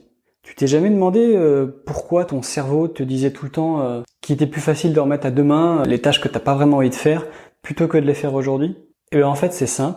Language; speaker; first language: French; native; French